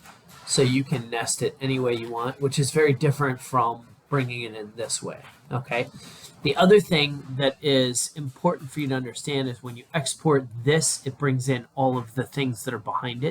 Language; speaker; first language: English; native; English